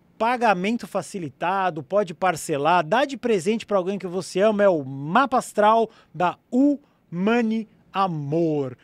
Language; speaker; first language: Portuguese; native; Portuguese